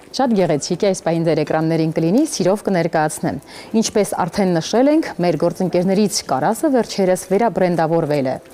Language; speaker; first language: Armenian; native; Armenian